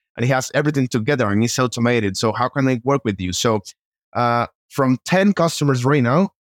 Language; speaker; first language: English; non-native, fluent; Spanish